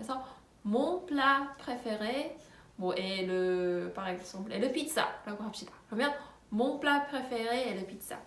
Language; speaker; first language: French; non-native, fluent; Korean